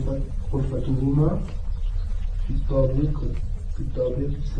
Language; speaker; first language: Arabic; non-native, learner; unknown